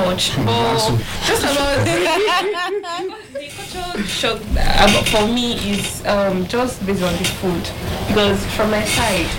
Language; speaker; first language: English; non-native, local second language; Yoruba